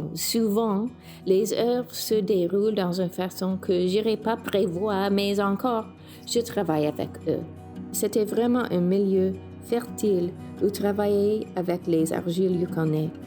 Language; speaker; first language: French; non-native, fluent; English